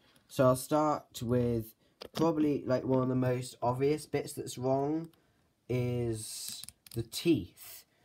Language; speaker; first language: English; native; English